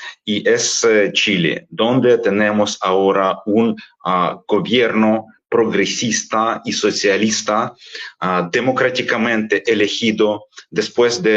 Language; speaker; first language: Spanish; non-native, fluent; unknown